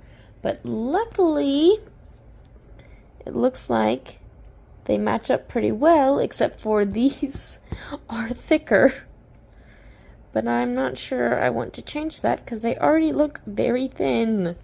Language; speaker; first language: English; native; English